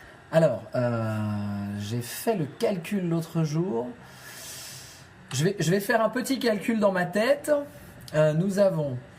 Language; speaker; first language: French; native; French